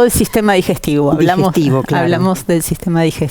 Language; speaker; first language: Spanish; native; Spanish